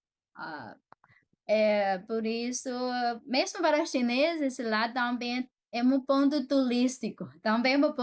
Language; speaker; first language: Portuguese; non-native, fluent; Chinese